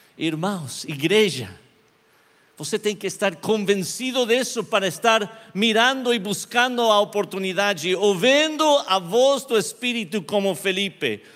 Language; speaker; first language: Portuguese; non-native, learner; Spanish